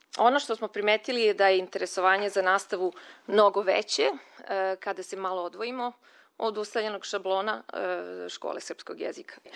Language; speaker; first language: Serbian; native; Serbian